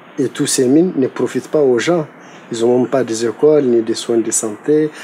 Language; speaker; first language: French; non-native, local second language; Tamasheq